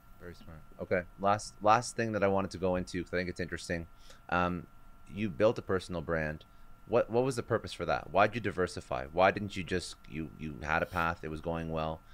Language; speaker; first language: English; native; English